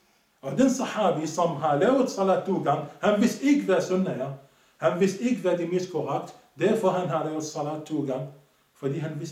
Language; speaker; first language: Danish; non-native, fluent; Arabic